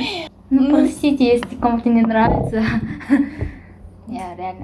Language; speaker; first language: Russian; non-native, learner; Mongolian